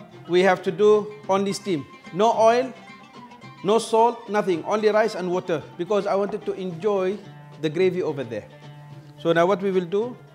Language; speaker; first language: English; non-native, local second language; Arabic